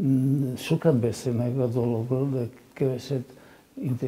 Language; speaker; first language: Hungarian; non-native, fluent; Slovak